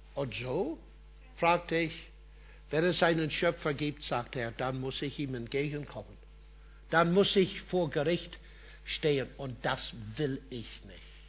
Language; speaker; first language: German; non-native, fluent; English